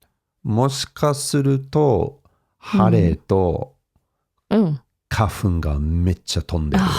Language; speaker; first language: Japanese; non-native, fluent; English